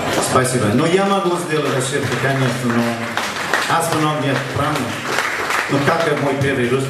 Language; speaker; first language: Russian; non-native, learner; English